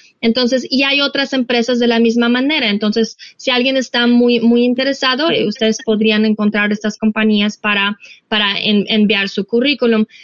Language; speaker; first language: Spanish; non-native, fluent; Russian